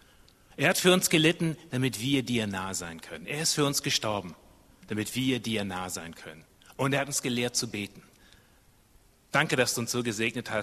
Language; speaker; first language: German; native; German